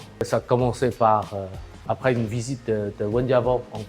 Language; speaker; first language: French; non-native, fluent; Chinese